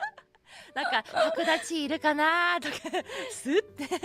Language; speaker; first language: Japanese; non-native, fluent; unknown